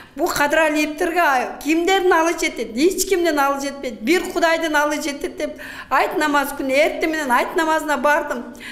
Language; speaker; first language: Kyrgyz; native; Kyrgyz